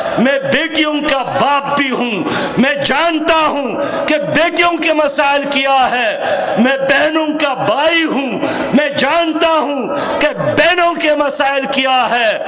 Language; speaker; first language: Urdu; non-native, local second language; Pashto